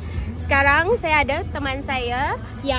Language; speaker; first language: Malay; non-native, local second language; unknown